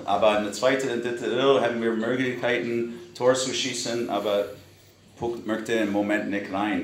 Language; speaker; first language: German; non-native, fluent; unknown